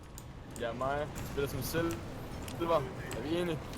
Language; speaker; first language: Danish; native; Danish